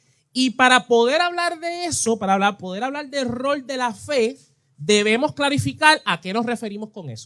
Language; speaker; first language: Spanish; native; Spanish